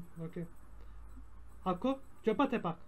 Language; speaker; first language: Indonesian; non-native, learner; Turkish